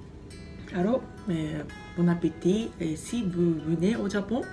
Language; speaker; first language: French; non-native, fluent; Japanese